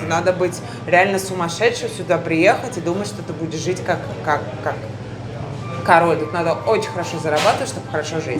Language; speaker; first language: Russian; native; Russian